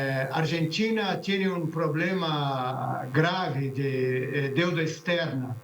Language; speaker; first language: Spanish; non-native, fluent; Portuguese